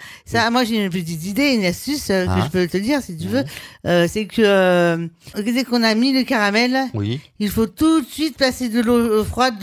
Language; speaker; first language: French; native; French